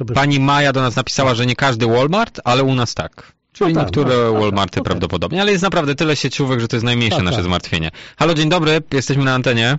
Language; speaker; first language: Polish; native; Polish